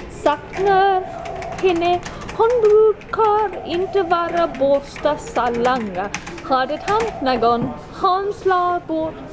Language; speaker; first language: Swedish; non-native, learner; English